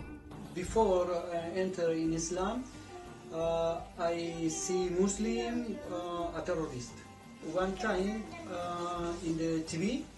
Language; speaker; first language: English; non-native, learner; Spanish